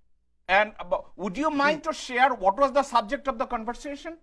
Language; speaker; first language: English; non-native, fluent; Bangla